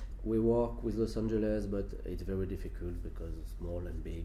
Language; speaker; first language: English; non-native, learner; French